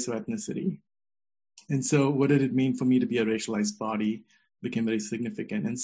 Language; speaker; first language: English; non-native, local second language; Telugu